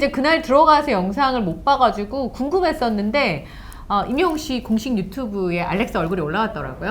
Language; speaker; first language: Korean; native; Korean